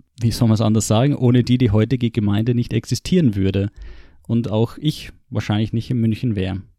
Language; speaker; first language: German; native; German